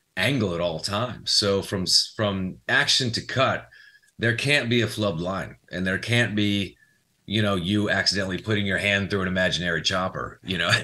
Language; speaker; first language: English; native; English